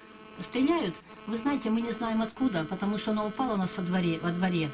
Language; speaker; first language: Russian; native; Russian